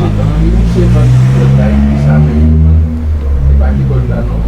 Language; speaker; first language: Portuguese; non-native, learner; Haitian Creole